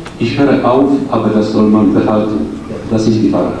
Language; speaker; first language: German; non-native, fluent; Polish